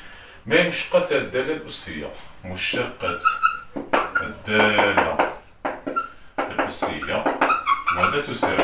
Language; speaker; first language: Arabic; native; Arabic